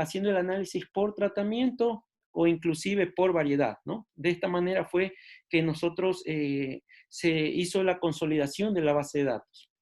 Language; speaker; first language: Spanish; native; Spanish